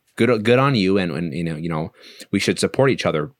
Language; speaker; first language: English; native; English